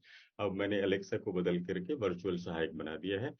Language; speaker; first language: Hindi; native; Hindi